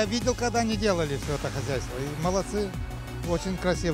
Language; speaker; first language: Russian; native; Russian